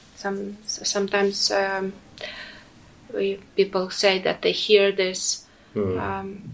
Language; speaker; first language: English; non-native, fluent; Ukrainian